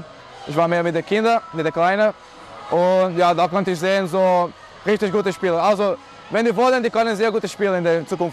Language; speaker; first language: German; non-native, learner; Portuguese